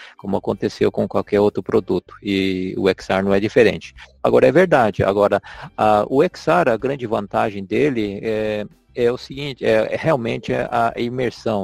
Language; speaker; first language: Portuguese; native; Portuguese